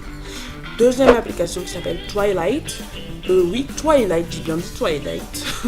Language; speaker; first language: French; native; French